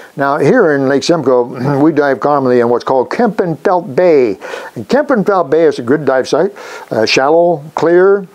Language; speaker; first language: English; native; English